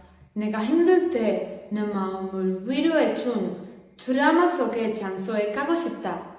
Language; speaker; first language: Korean; non-native, learner; Spanish